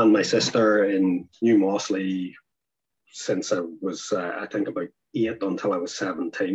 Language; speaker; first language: English; native; English